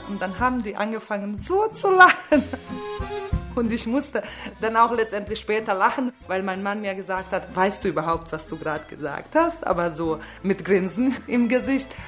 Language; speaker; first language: German; non-native, fluent; Bosnian